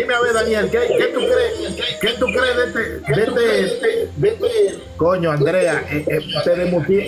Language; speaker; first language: Spanish; native; Spanish